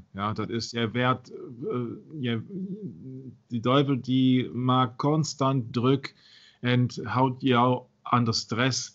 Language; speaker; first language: Dutch; non-native, learner; German